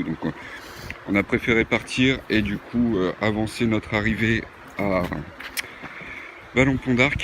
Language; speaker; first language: French; native; French